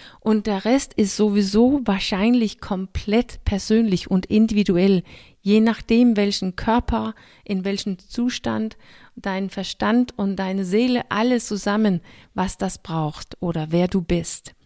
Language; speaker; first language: German; non-native, fluent; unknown